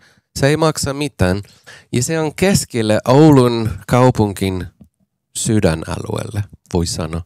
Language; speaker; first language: Finnish; non-native, fluent; English